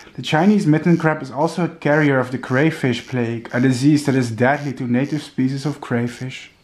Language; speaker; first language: English; non-native, fluent; Dutch